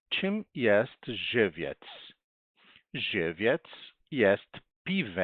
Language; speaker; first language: Polish; non-native, fluent; Portuguese